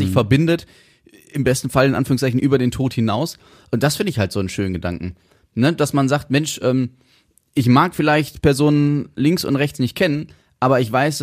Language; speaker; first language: German; native; German